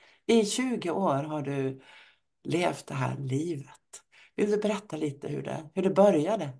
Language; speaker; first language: Swedish; native; Swedish